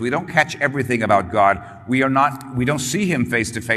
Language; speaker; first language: English; early bilingual, other home language; Spanish